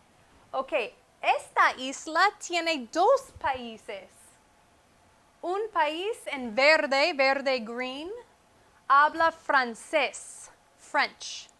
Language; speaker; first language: Spanish; non-native, fluent; English